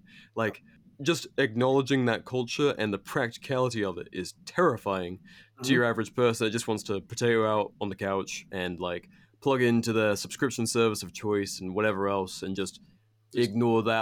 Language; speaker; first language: English; native; English